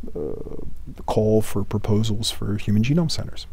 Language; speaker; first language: English; native; English